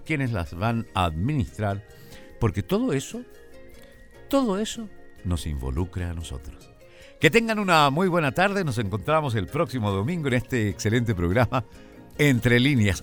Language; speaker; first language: Spanish; native; Spanish